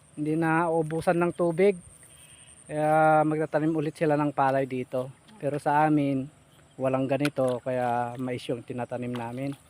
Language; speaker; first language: Filipino; non-native, local second language; Iloko